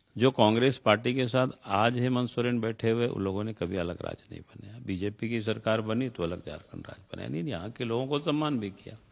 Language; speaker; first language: Hindi; non-native, local second language; Santali